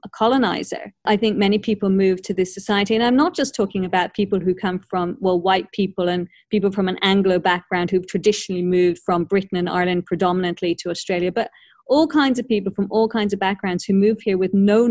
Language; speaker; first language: English; native; English